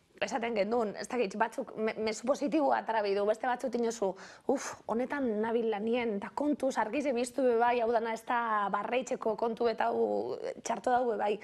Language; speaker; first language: Basque; native; Basque